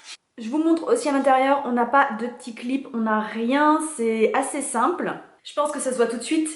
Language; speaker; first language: French; native; French